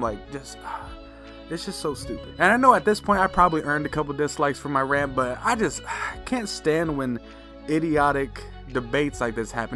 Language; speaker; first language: English; native; English